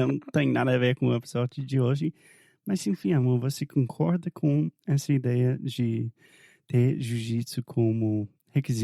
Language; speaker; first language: Portuguese; non-native, fluent; English